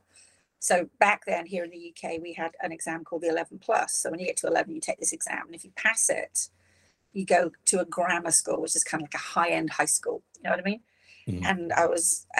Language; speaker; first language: English; native; English